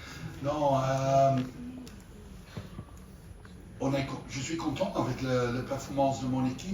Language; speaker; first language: French; non-native, learner; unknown